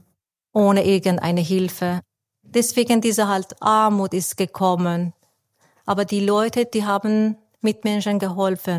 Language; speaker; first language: German; non-native, fluent; Persian